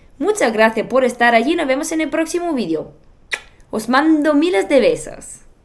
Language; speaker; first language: Spanish; non-native, fluent; Bulgarian